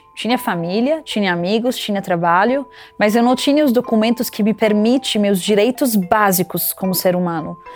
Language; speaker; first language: Portuguese; non-native, fluent; Arabic